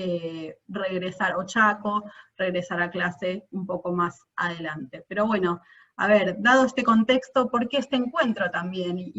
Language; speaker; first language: Spanish; native; Spanish